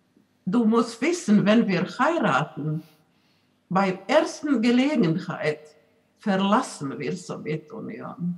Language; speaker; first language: German; non-native, fluent; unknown